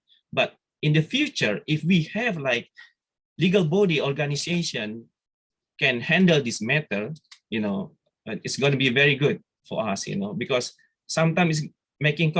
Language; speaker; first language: English; non-native, fluent; Indonesian